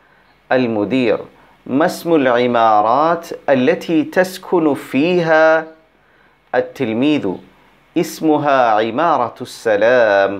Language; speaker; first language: Arabic; non-native, fluent; Bangla